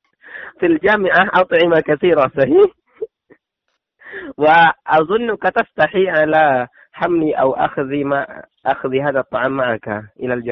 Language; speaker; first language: Arabic; non-native, learner; Indonesian